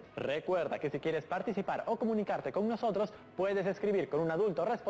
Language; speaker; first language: Spanish; native; Spanish